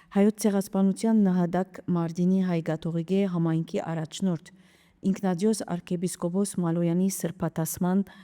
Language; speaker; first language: Armenian; early bilingual, heritage; Armenian